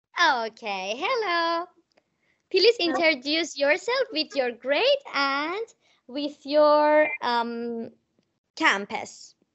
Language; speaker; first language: English; non-native, fluent; Persian